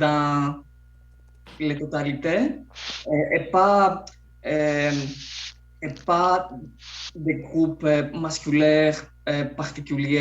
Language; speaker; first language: French; non-native, fluent; Polish